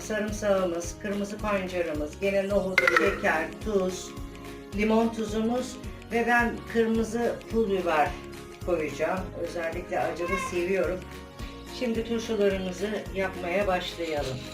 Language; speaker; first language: Turkish; native; Turkish